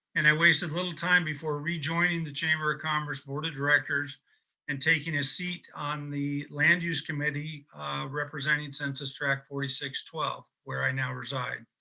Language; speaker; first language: English; native; English